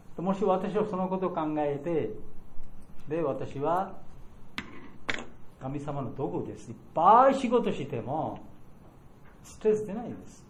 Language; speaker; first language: Japanese; non-native, learner; Bangla